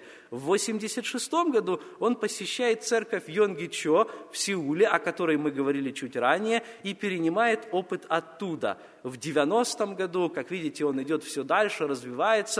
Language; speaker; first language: Russian; native; Russian